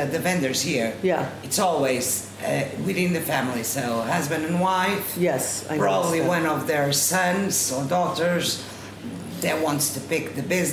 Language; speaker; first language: English; non-native, fluent; Portuguese